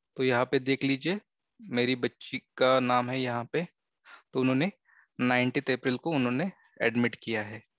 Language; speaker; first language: Hindi; non-native, local second language; Marathi